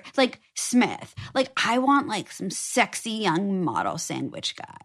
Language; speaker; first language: English; native; English